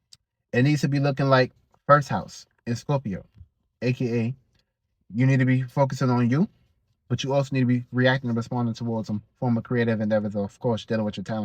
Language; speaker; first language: English; native; English